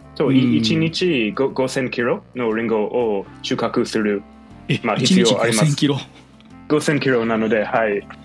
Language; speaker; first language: Japanese; non-native, fluent; English